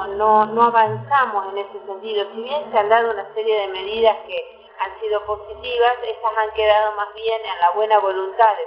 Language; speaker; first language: Spanish; native; Spanish